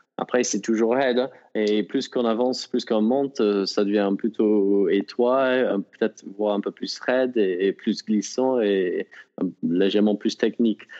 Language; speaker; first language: French; non-native, fluent; English